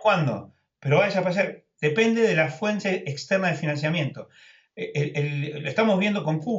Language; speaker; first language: Spanish; native; Spanish